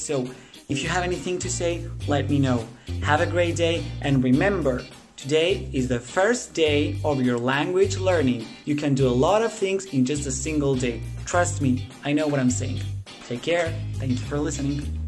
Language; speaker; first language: English; non-native, fluent; Russian